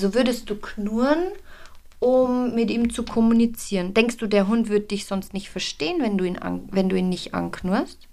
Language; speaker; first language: German; native; German